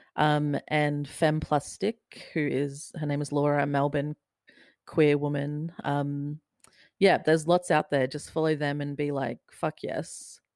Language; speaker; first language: English; native; English